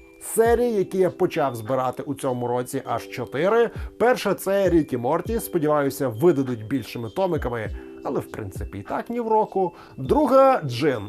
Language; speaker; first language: Ukrainian; native; Ukrainian